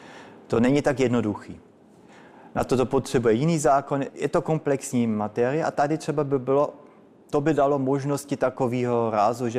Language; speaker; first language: Czech; early bilingual, heritage; Czech